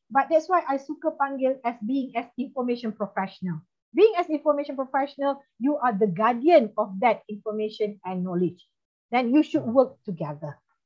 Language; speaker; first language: English; non-native, local second language; Malay